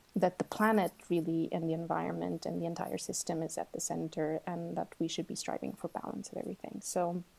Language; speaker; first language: English; non-native, fluent; Portuguese